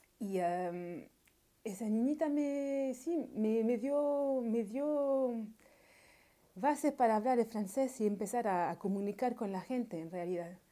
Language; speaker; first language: Spanish; early bilingual, heritage; Spanish